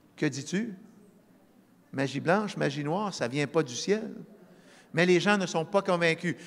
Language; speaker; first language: French; native; French